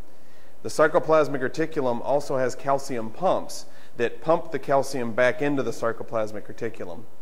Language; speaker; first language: English; native; English